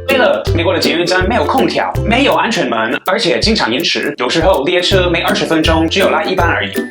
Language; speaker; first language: Chinese; non-native, fluent; English